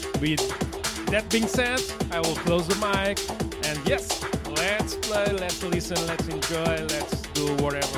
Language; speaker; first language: English; non-native, fluent; Portuguese